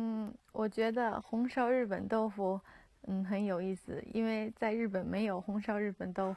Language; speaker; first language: Chinese; non-native, learner; Japanese